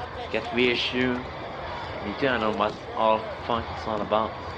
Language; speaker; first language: English; non-native, learner; French